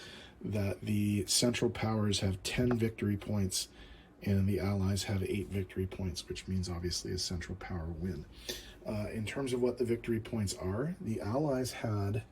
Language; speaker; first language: English; native; English